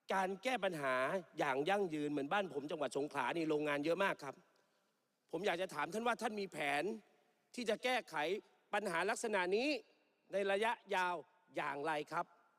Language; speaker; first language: Thai; native; Thai